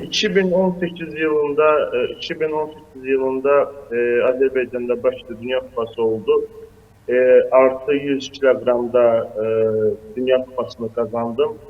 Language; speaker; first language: Turkish; non-native, fluent; Azerbaijani